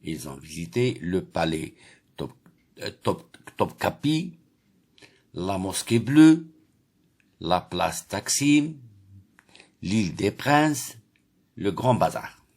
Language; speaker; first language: French; non-native, local second language; Arabic